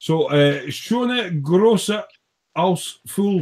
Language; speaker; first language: German; non-native, learner; English